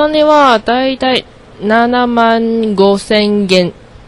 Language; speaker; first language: Japanese; non-native, learner; Chinese